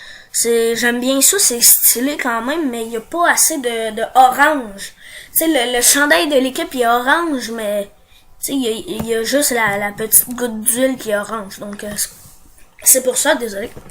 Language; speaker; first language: French; native; French